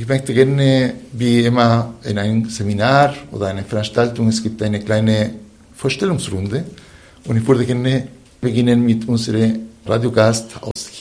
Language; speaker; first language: German; non-native, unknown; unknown